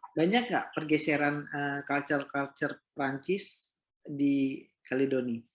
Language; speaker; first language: Indonesian; native; Indonesian